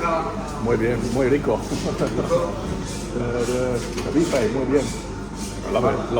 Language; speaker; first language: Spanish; non-native, learner; English